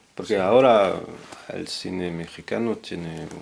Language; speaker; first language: Spanish; non-native, fluent; French